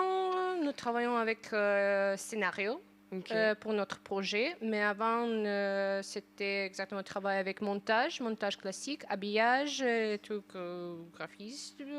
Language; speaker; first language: French; non-native, learner; Ukrainian